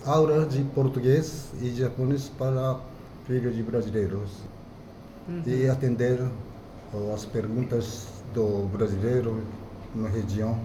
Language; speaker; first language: Portuguese; non-native, fluent; Japanese